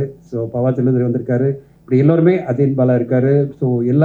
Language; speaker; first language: Tamil; native; Tamil